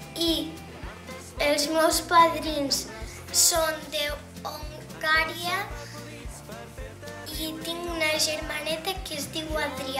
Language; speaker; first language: Catalan; early bilingual, other home language; Romanian